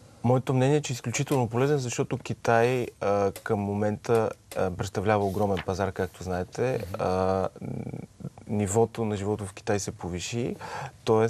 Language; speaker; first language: Bulgarian; native; Bulgarian